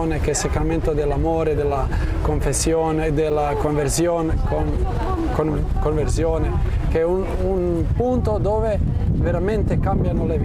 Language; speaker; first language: Italian; non-native, fluent; Croatian